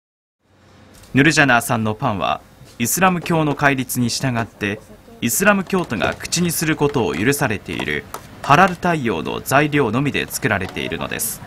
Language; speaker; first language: Japanese; native; Japanese